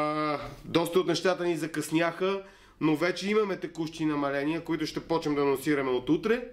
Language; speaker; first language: Bulgarian; native; Bulgarian